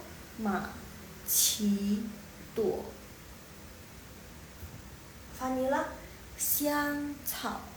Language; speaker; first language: Chinese; non-native, fluent; Indonesian